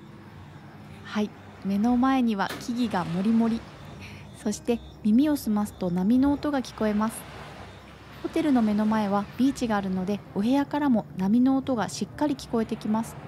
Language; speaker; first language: Japanese; native; Japanese